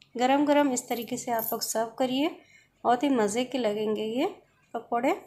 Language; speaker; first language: Hindi; native; Hindi